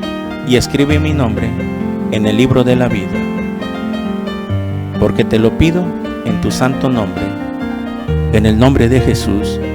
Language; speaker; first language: Spanish; native; Spanish